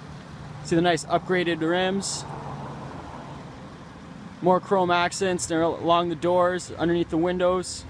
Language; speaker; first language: English; native; English